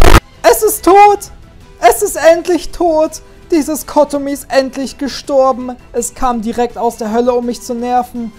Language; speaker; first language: German; native; German